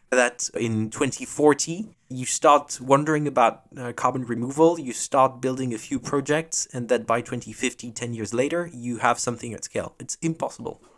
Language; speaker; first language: English; non-native, fluent; French